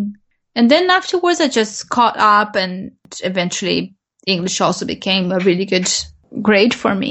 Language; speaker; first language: English; non-native, fluent; Portuguese